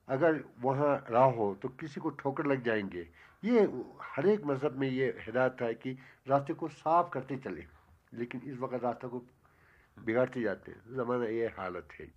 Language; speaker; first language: Urdu; non-native, local second language; Ladakhi